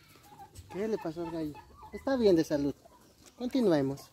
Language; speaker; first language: Spanish; native; Spanish